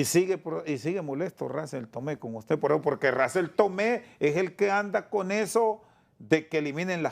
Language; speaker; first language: Spanish; native; Spanish